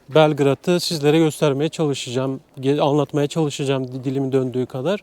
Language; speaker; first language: Turkish; native; Turkish